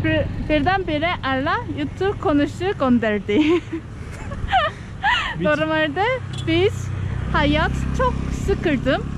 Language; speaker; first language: Turkish; non-native, learner; Nepali